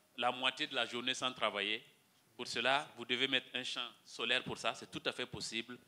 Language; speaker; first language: French; non-native, local second language; Mossi